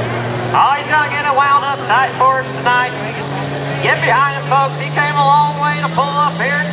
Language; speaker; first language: English; native; English